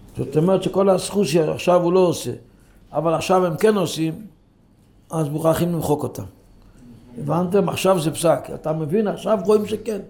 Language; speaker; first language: Hebrew; non-native, local second language; Yiddish